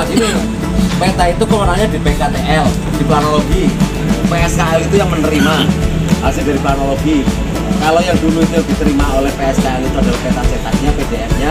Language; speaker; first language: Indonesian; native; Indonesian